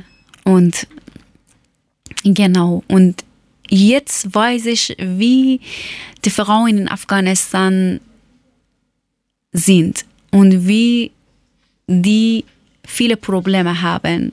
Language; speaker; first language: German; non-native, learner; Persian